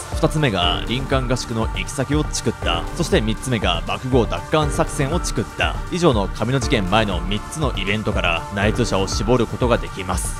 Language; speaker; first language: Japanese; native; Japanese